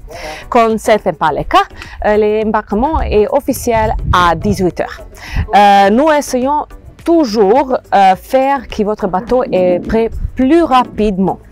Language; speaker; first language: French; non-native, learner; Croatian